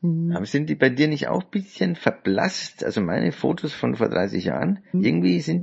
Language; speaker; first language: German; native; German